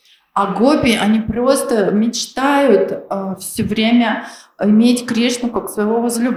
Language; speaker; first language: Russian; native; Russian